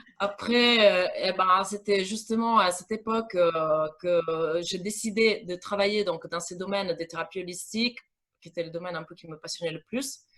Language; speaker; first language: French; non-native, fluent; Italian